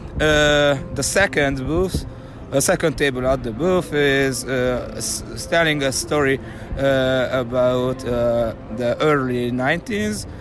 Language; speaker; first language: English; non-native, learner; Hungarian